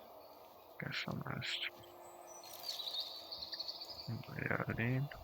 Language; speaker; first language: Spanish; non-native, learner; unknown